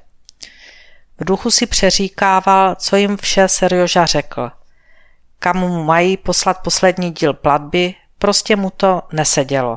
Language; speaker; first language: Czech; native; Czech